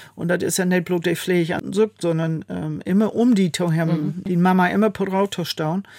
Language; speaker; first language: German; native; German